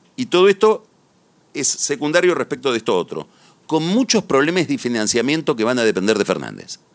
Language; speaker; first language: Spanish; native; Spanish